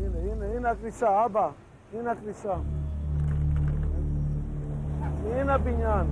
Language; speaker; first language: Hebrew; non-native, fluent; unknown